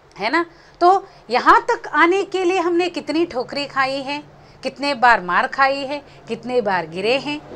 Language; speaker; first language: Hindi; non-native, local second language; Konkani